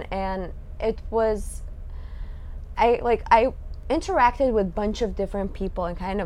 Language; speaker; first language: English; non-native, fluent; Russian